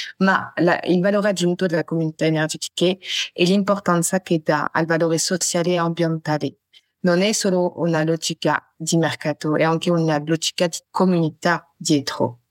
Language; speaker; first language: Italian; non-native, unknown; French